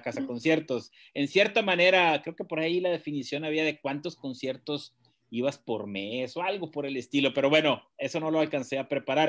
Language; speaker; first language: Spanish; native; Spanish